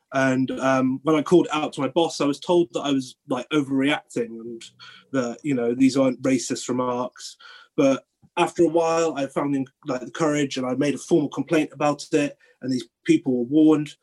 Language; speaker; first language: English; native; English